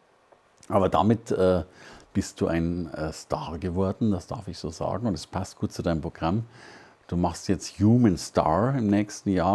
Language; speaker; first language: German; native; German